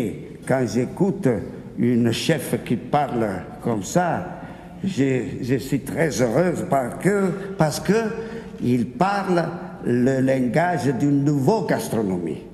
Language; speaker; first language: French; non-native, fluent; Italian